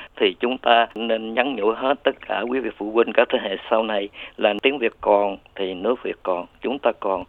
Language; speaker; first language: Vietnamese; native; Vietnamese